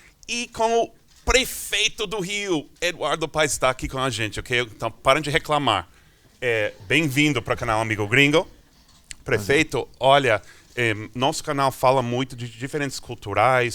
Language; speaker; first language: Portuguese; non-native, fluent; English